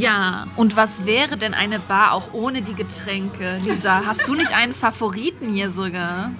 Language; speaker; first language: German; native; German